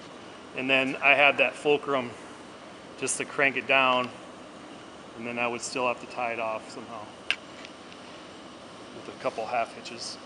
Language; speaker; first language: English; native; English